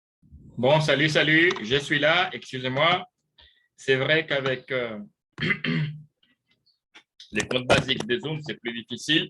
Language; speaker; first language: French; non-native, fluent; Spanish